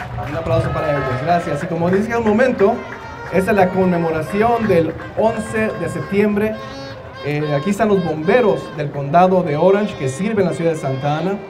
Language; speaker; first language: Spanish; native; Spanish